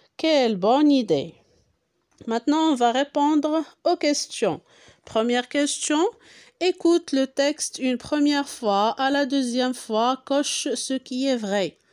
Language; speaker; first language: French; non-native, local second language; Arabic